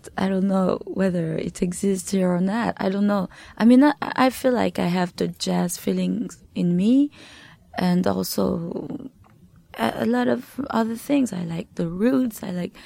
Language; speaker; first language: English; non-native, fluent; French